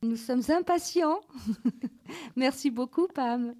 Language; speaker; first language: French; native; French